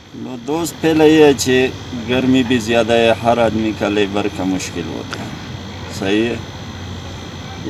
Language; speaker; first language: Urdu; non-native, local second language; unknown